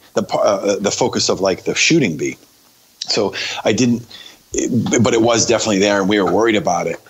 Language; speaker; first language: English; native; English